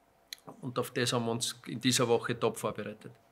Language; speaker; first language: German; native; German